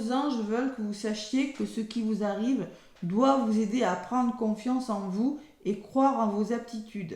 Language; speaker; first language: French; native; French